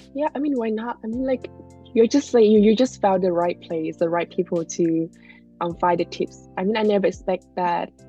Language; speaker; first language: English; non-native, fluent; Vietnamese